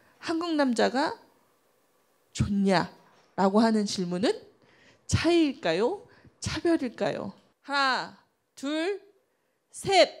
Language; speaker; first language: Korean; native; Korean